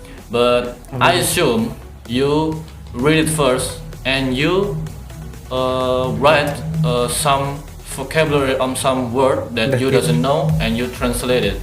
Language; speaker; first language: English; non-native, learner; Indonesian